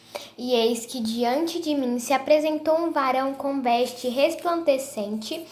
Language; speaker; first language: Portuguese; native; Portuguese